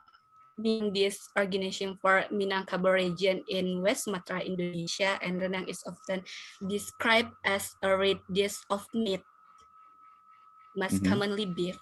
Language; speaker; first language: English; non-native, learner; Indonesian